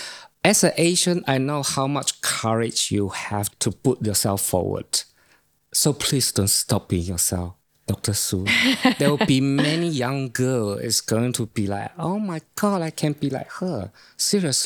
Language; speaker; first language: English; non-native, local second language; Chinese